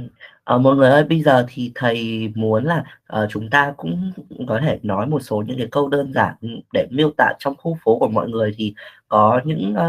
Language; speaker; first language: Vietnamese; native; Vietnamese